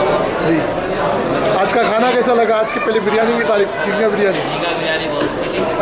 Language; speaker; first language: Hindi; native; Hindi